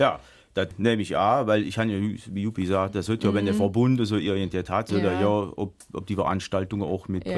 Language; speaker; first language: German; native; German